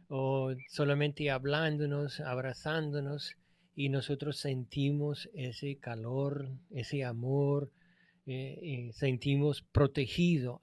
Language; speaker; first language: Spanish; non-native, fluent; English